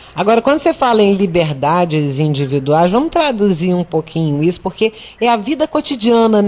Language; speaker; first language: Portuguese; native; Portuguese